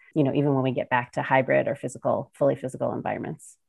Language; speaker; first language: English; native; English